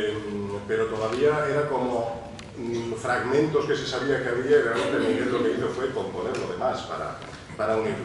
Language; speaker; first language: Spanish; native; Spanish